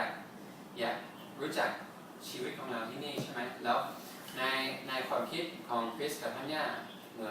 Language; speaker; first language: Thai; non-native, fluent; English